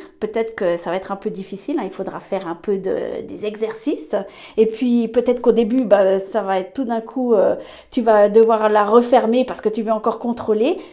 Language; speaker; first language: French; native; French